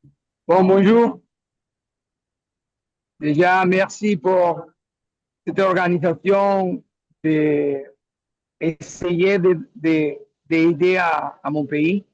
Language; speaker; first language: French; non-native, learner; Spanish